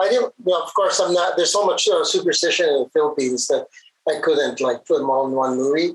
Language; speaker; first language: English; non-native, local second language; Hiligaynon